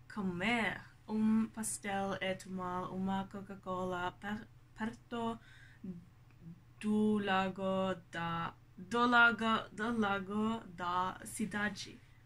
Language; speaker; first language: Portuguese; non-native, learner; Norwegian